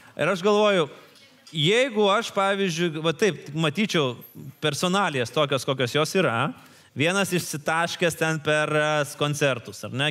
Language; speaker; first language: Lithuanian; native; Lithuanian